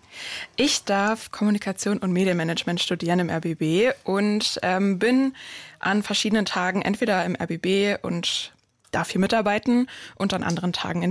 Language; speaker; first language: German; native; German